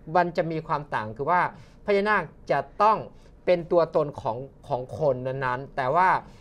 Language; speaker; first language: Thai; native; Thai